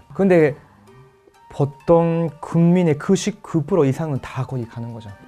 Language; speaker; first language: Korean; non-native, fluent; Japanese